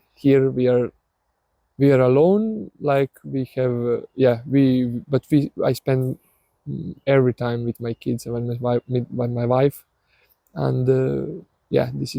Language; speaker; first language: English; non-native, learner; Serbian